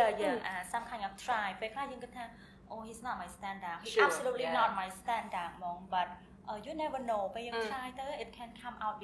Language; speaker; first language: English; non-native, fluent; Khmer